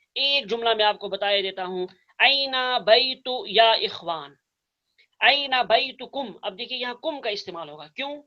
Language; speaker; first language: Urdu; non-native, local second language; Kashmiri